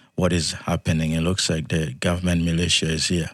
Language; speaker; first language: English; non-native, fluent; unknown